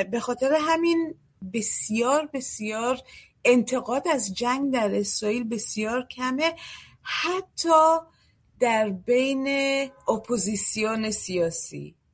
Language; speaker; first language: Persian; early bilingual, heritage; Persian